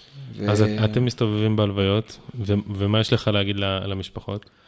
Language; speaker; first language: Hebrew; native; Hebrew